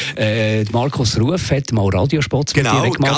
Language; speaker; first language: German; native; German